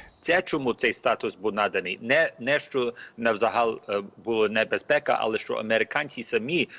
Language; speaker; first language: Ukrainian; early bilingual, heritage; Ukrainian